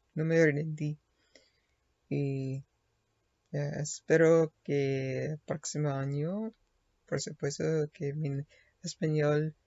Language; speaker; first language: Spanish; non-native, learner; English